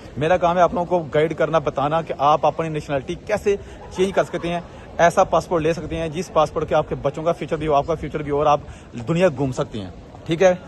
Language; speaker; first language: Urdu; non-native, local second language; Punjabi